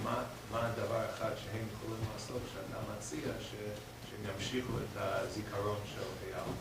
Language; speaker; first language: Hebrew; non-native, fluent; English